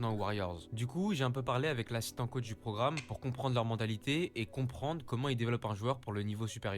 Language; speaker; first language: French; native; French